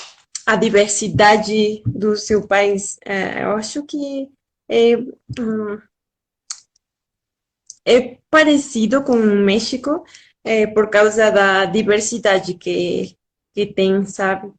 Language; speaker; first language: Portuguese; non-native, fluent; Spanish